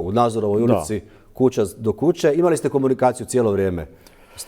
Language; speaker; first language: Croatian; native; Croatian